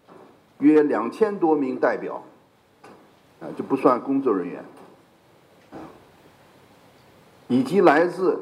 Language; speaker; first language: Chinese; native; Chinese